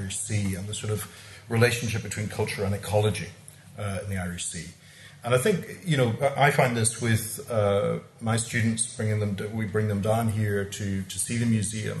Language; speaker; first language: English; native; English